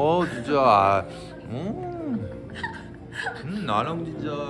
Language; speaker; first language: Korean; non-native, learner; French